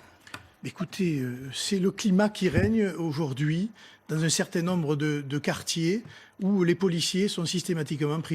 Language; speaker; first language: French; native; French